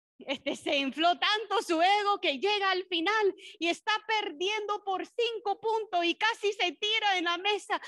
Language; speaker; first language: Spanish; non-native, fluent; English